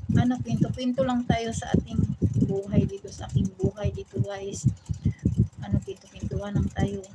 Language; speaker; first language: Filipino; non-native, local second language; Cebuano